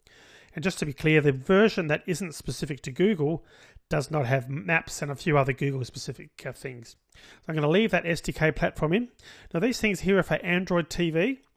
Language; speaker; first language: English; native; English